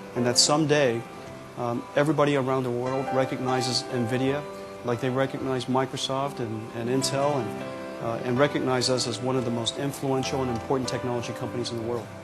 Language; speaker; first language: English; early bilingual, other home language; Chinese